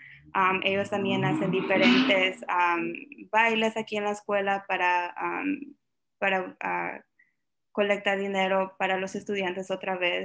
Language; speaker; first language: Spanish; early bilingual, other home language; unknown